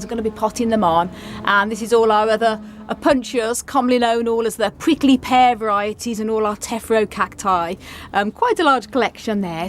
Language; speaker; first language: English; native; English